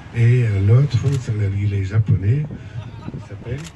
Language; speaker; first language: French; non-native, local second language; Arabic